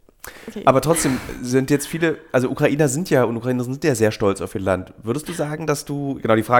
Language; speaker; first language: German; native; German